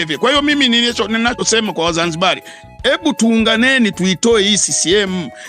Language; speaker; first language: Swahili; native; Swahili